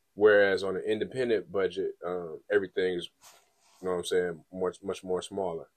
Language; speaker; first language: English; native; English